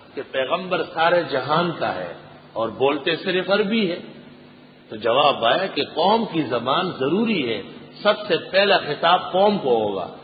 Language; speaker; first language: Urdu; non-native, local second language; Pashto